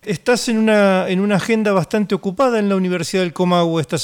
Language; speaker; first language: Spanish; native; Spanish